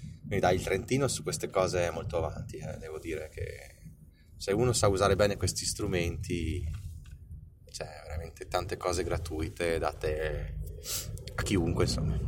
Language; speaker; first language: Italian; native; Italian